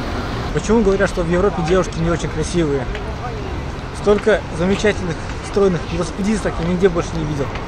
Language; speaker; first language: Russian; native; Russian